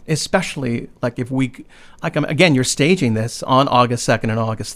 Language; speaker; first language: English; native; English